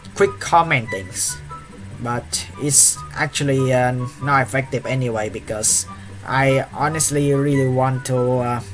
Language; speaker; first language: English; non-native, learner; Vietnamese